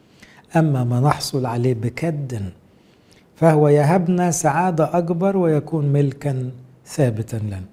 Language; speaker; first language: Arabic; native; Arabic